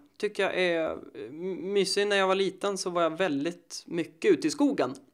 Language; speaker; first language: Swedish; native; Swedish